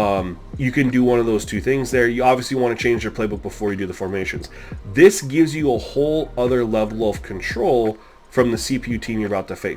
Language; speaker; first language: English; native; English